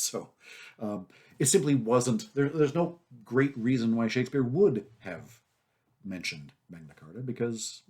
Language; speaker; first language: English; native; English